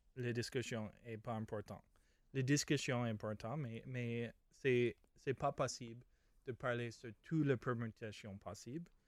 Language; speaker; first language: French; non-native, learner; English